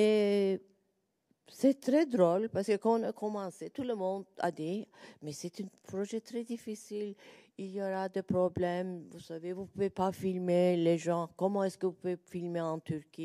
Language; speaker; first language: French; non-native, learner; Turkish